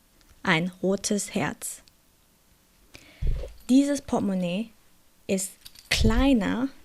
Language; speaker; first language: German; non-native, fluent; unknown